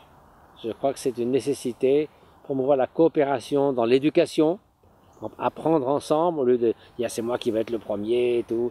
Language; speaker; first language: French; native; French